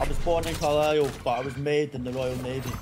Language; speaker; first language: English; native; English